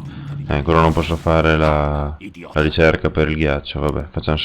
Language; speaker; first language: Italian; native; Italian